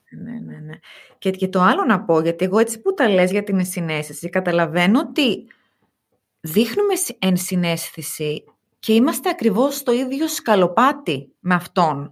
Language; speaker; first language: Greek; native; Greek